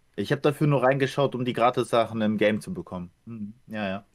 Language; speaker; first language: German; early bilingual, other home language; Ukrainian